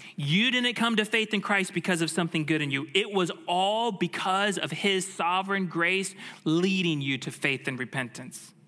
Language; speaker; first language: English; native; English